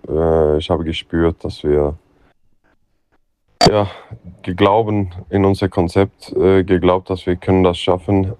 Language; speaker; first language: German; non-native, learner; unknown